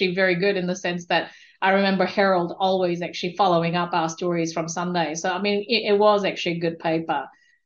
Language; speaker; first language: English; non-native, local second language; Korean